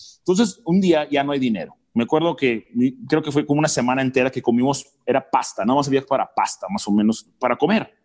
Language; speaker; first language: Spanish; early bilingual, other home language; English